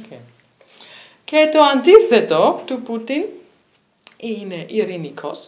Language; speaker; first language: Greek; non-native, learner; German